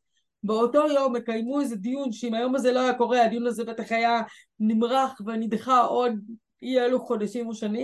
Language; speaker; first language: Hebrew; native; Hebrew